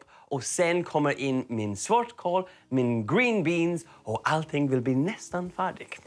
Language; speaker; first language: Swedish; non-native, learner; English